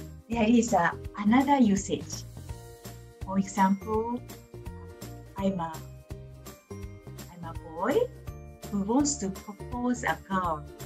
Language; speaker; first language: English; non-native, fluent; Japanese